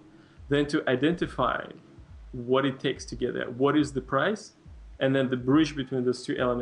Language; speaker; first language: English; non-native, fluent; Russian